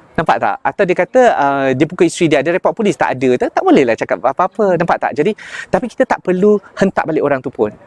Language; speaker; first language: Malay; native; Malay